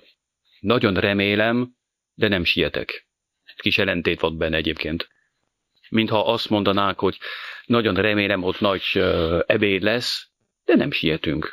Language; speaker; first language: Hungarian; non-native, fluent; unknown